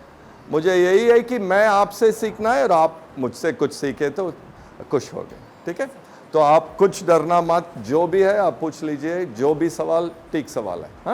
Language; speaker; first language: Hindi; non-native, local second language; Tamil